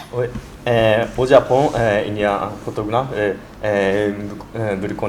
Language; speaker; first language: French; non-native, learner; Japanese